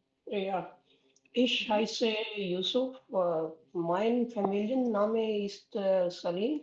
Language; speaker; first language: German; non-native, learner; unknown